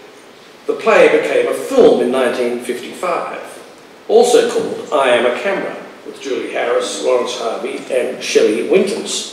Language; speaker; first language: English; native; English